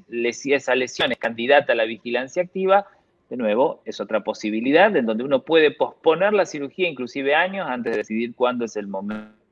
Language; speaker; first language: Spanish; native; Spanish